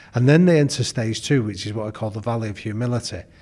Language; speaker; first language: English; native; English